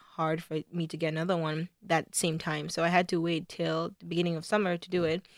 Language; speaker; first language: English; non-native, local second language; Igbo